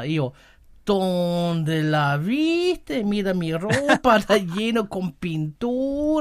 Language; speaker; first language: Spanish; non-native, fluent; German